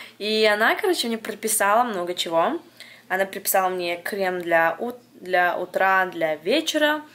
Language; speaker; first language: Russian; early bilingual, heritage; Russian